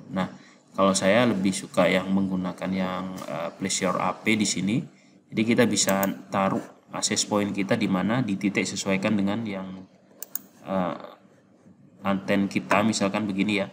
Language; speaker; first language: Indonesian; native; Indonesian